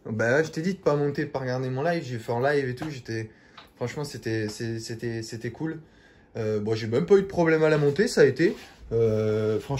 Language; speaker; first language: French; native; French